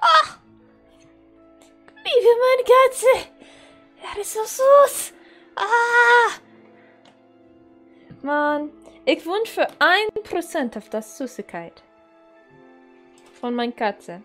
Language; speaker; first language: German; non-native, learner; Dutch